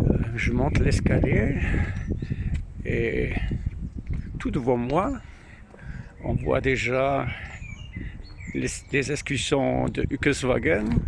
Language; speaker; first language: French; non-native, learner; German